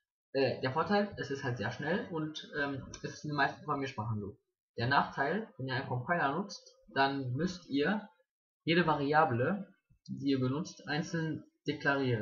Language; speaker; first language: German; native; German